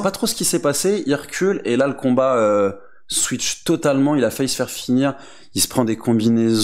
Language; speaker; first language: French; native; French